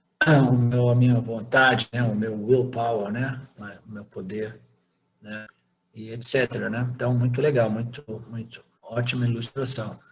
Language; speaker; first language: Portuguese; native; Portuguese